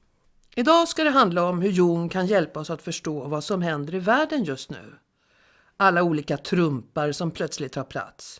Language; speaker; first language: Swedish; native; Swedish